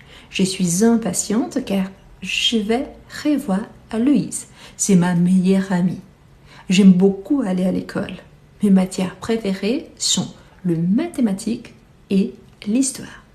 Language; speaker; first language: French; non-native, fluent; Portuguese